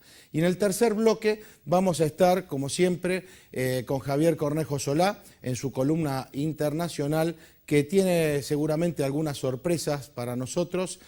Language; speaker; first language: Spanish; native; Spanish